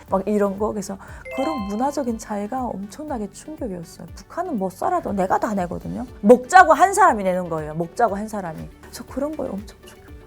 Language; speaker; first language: Korean; native; Korean